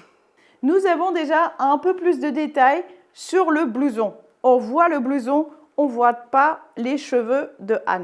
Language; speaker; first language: French; native; French